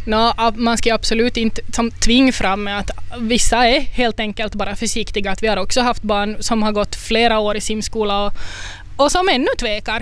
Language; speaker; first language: Swedish; native; Swedish